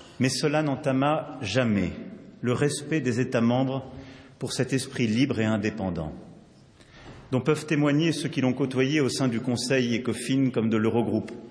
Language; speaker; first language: French; native; French